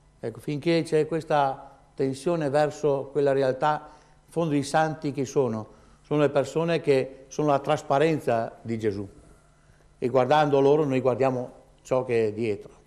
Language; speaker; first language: Italian; native; Italian